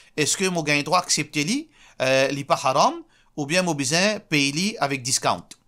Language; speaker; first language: French; non-native, local second language; Morisyen